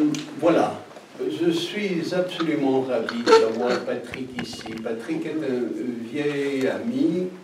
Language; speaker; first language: French; non-native, fluent; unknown